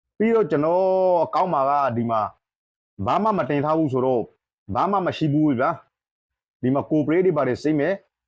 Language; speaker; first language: Burmese; non-native, local second language; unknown